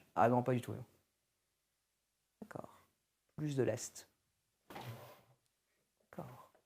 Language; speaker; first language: French; native; French